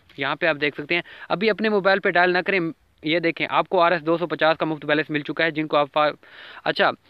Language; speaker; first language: Urdu; non-native, local second language; Punjabi